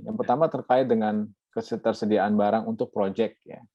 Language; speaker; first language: Indonesian; native; Indonesian